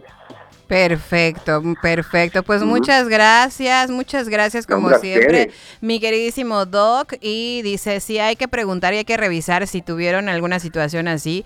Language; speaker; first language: Spanish; native; Spanish